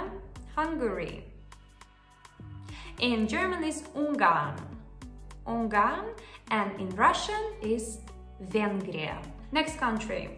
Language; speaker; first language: English; non-native, fluent; Russian